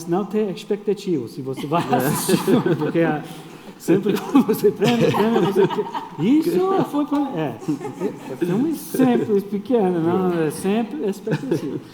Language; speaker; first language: Portuguese; non-native, fluent; English